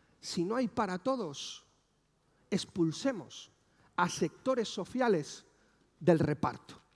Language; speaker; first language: Spanish; native; Spanish